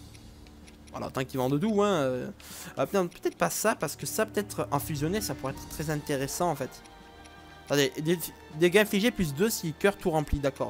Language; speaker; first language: French; native; French